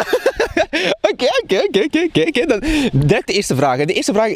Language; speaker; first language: Dutch; native; Dutch